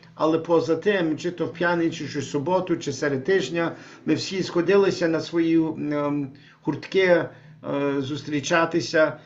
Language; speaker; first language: Ukrainian; early bilingual, heritage; Ukrainian